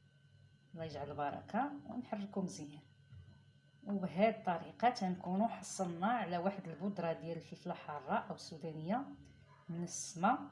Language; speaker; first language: Arabic; native; Arabic